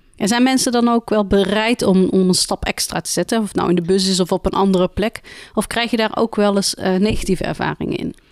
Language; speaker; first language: Dutch; early bilingual, other home language; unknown